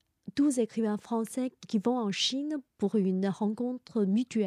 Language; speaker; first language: French; non-native, fluent; Chinese